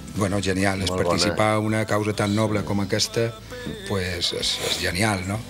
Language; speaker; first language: Catalan; native; Catalan